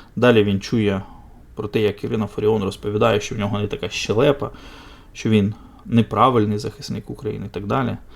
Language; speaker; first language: Ukrainian; non-native, local second language; Russian